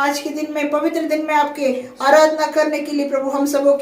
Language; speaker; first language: Hindi; native; Hindi